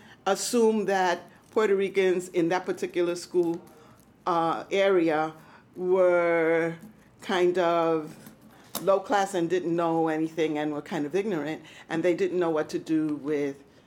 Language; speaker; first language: English; early bilingual, other home language; Spanish